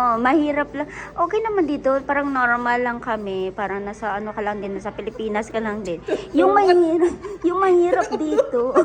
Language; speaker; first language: Filipino; non-native, local second language; Hiligaynon